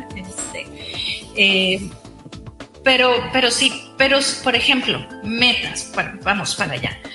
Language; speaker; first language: Spanish; native; Spanish